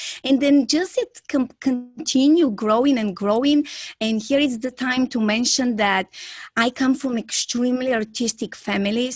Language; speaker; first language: English; non-native, fluent; Bulgarian